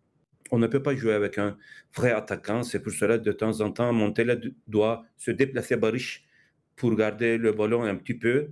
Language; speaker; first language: French; non-native, fluent; Turkish